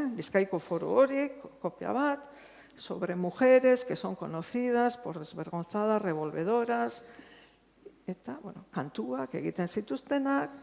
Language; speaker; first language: Basque; native; Basque